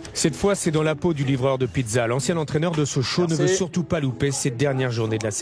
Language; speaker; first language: French; native; French